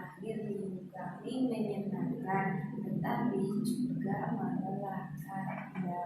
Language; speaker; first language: Indonesian; non-native, learner; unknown